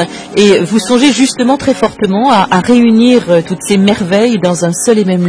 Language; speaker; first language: French; native; French